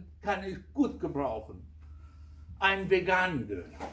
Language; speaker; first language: German; non-native, fluent; Kurdish